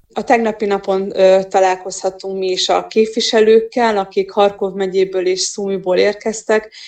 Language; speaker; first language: Hungarian; native; Hungarian